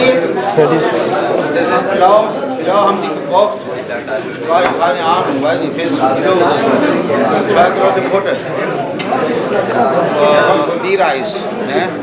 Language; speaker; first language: German; non-native, learner; Urdu